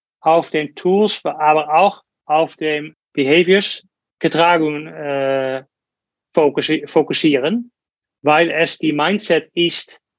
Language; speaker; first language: German; non-native, learner; Dutch